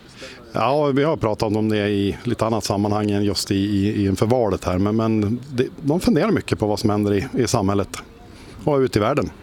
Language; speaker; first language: Swedish; native; Swedish